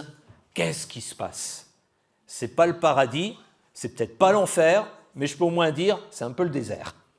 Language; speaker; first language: French; native; French